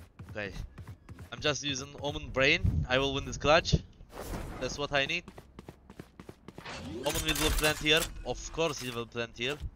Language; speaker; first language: English; non-native, fluent; Turkish